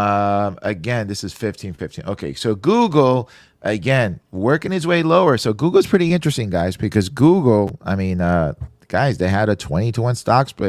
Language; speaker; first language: English; native; English